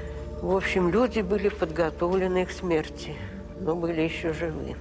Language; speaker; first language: Russian; native; Russian